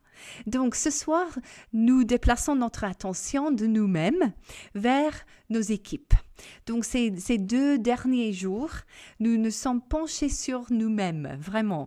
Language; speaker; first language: French; non-native, fluent; English